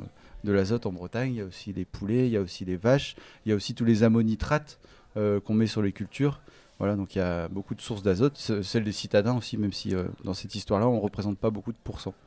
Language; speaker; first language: French; native; French